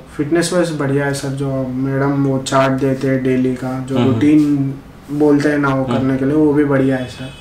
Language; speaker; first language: Hindi; non-native, local second language; Urdu